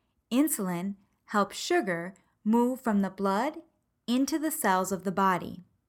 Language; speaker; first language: English; native; English